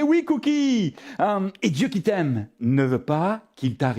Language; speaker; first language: French; native; French